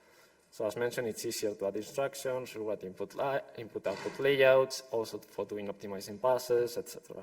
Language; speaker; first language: English; non-native, fluent; Spanish